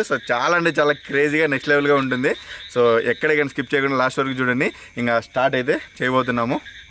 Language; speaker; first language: Telugu; native; Telugu